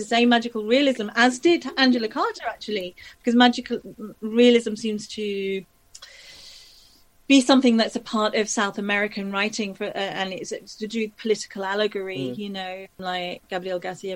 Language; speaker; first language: English; native; English